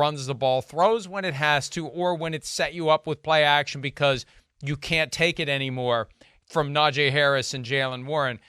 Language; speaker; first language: English; native; English